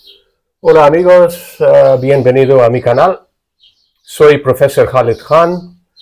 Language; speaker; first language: Spanish; non-native, fluent; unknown